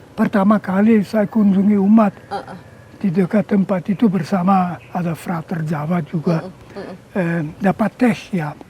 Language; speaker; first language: Indonesian; non-native, fluent; German